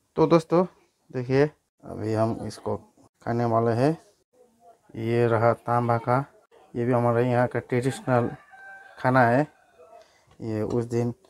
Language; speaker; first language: Hindi; non-native, local second language; Nepali